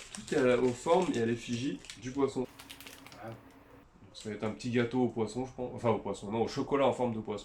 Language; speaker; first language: French; native; French